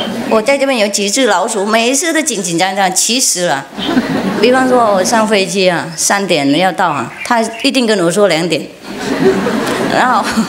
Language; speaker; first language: Chinese; non-native, fluent; Vietnamese